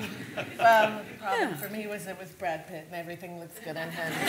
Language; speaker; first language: English; native; English